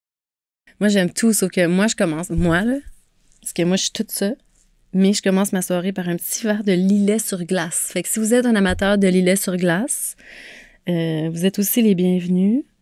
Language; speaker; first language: French; native; French